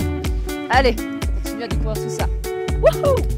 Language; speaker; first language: French; native; French